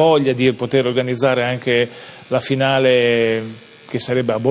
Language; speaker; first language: Italian; native; Italian